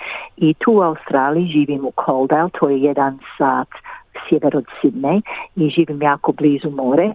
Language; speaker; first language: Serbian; early bilingual, heritage; English